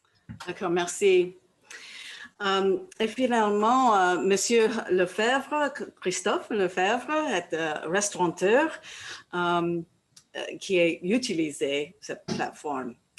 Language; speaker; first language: French; non-native, learner; English